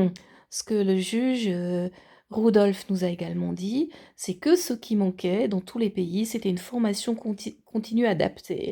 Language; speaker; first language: French; native; French